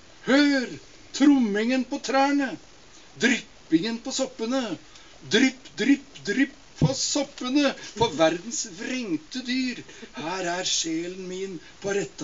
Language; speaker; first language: Norwegian; native; Norwegian